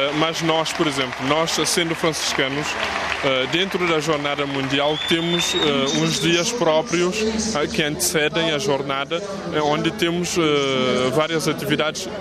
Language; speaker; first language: Portuguese; non-native, local second language; Kabuverdianu